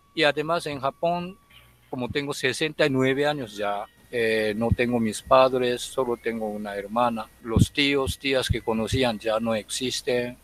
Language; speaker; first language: Spanish; non-native, fluent; Japanese